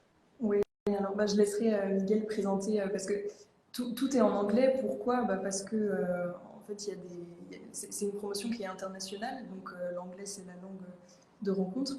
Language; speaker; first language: French; native; French